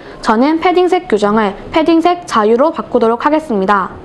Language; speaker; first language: Korean; native; Korean